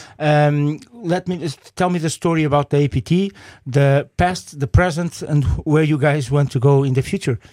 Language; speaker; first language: English; non-native, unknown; Portuguese